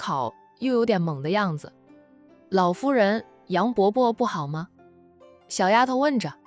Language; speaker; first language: Chinese; native; Chinese